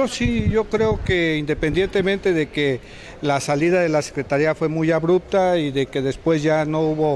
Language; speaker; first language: Spanish; native; Spanish